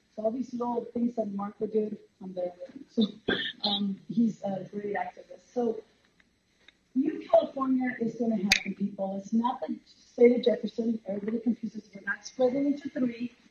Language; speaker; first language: English; native; English